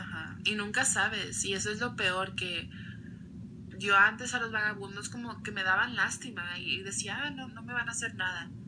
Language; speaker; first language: Spanish; early bilingual, other home language; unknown